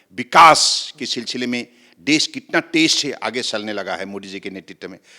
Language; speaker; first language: Hindi; non-native, local second language; Assamese